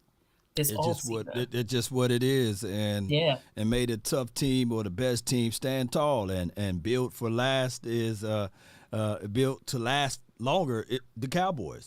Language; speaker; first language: English; native; English